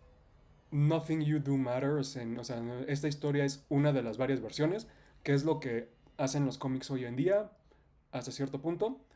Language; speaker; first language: Spanish; native; Spanish